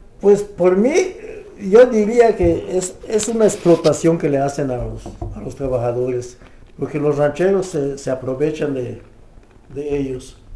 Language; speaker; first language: Spanish; native; Spanish